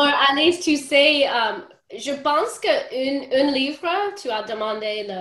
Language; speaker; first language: French; non-native, fluent; English